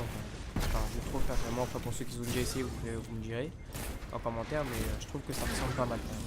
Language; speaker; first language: French; native; French